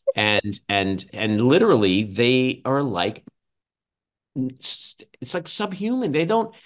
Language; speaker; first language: English; native; English